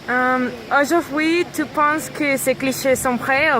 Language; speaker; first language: French; non-native, learner; Spanish